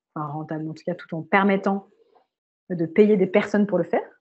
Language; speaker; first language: French; native; French